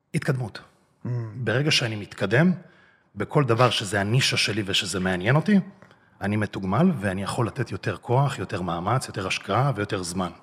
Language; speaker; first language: Hebrew; early bilingual, other home language; Russian